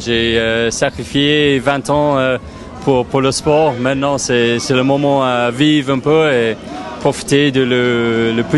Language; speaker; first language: French; non-native, fluent; English